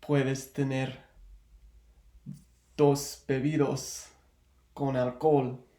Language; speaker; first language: Spanish; non-native, learner; English